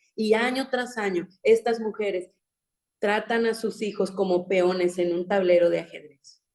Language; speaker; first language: Spanish; native; Spanish